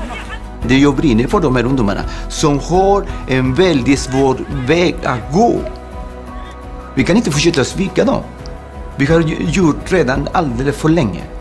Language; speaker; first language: Swedish; non-native, fluent; Spanish